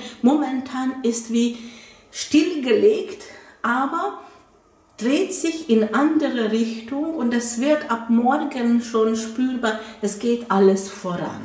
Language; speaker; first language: German; non-native, fluent; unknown